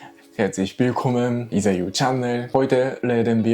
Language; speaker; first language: German; non-native, learner; Japanese